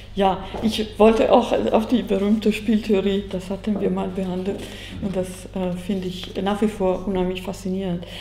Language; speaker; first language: German; non-native, fluent; Italian